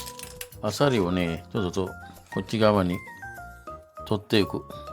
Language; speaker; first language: Japanese; non-native, fluent; Italian